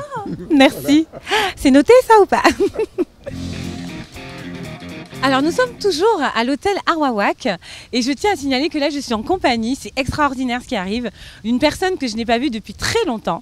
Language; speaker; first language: French; native; French